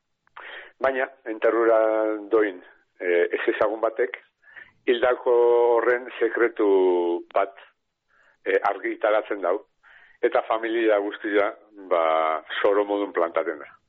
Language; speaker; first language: Basque; native; Basque